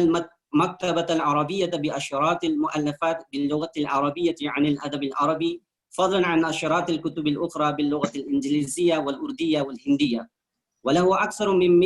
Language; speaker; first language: Arabic; non-native, fluent; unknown